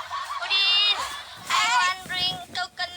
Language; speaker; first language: English; non-native, learner; Vietnamese